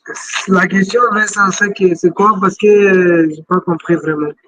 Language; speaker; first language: French; non-native, local second language; Tamasheq